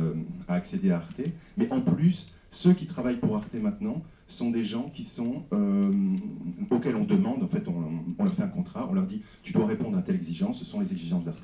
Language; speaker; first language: French; native; French